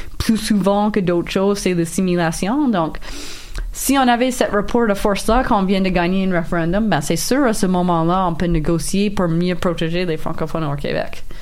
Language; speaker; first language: French; non-native, local second language; English